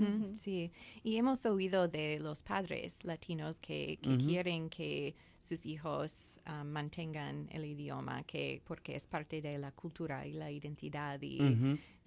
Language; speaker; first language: Spanish; non-native, fluent; English